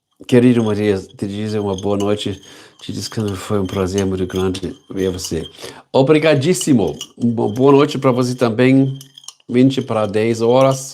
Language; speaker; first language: Portuguese; non-native, learner; German